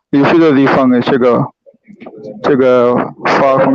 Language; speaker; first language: Chinese; non-native, learner; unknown